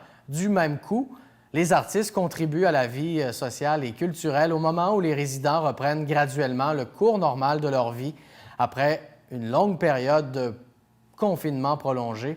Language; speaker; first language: French; native; French